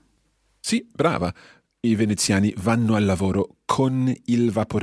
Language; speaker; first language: Italian; non-native, fluent; English